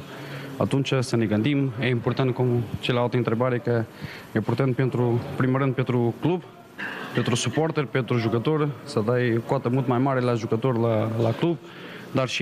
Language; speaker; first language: Romanian; non-native, learner; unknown